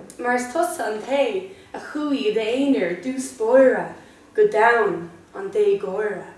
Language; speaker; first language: Irish; non-native, local second language; English